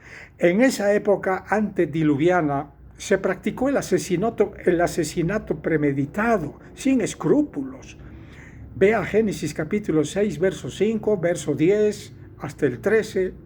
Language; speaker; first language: Spanish; native; Spanish